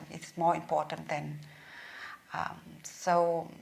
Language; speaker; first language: English; non-native, learner; Vietnamese